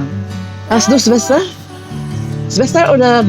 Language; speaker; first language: German; non-native, learner; Filipino